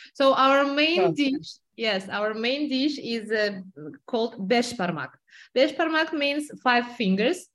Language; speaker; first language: English; non-native, fluent; Russian